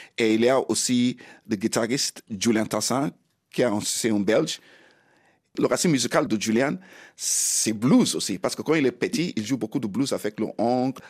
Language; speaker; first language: French; non-native, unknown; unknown